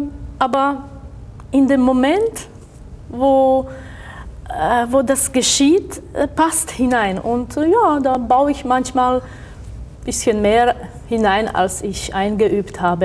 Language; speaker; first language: German; non-native, fluent; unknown